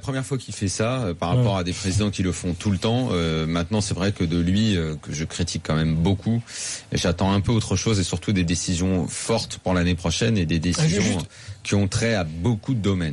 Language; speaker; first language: French; native; French